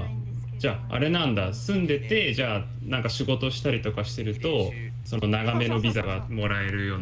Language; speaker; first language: Japanese; native; Japanese